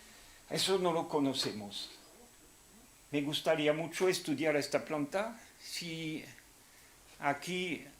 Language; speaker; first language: Spanish; non-native, fluent; French